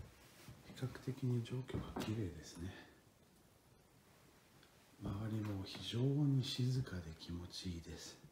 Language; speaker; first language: Japanese; non-native, fluent; French